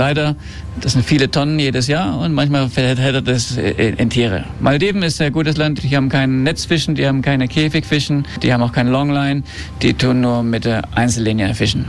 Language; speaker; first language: German; non-native, fluent; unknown